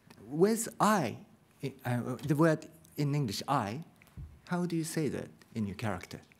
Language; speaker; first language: English; non-native, fluent; Japanese